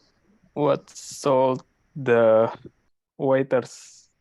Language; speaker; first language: English; non-native, learner; Indonesian